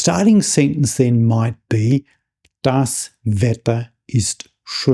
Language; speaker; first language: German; non-native, fluent; English